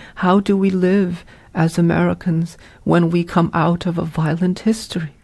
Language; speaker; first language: English; early bilingual, other home language; Vietnamese